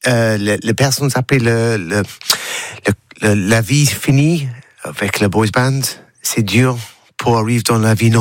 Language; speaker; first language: French; non-native, learner; English